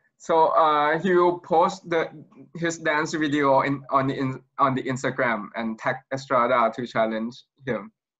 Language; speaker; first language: English; non-native, fluent; Thai